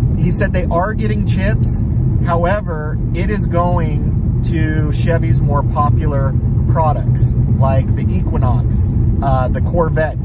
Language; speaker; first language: English; native; English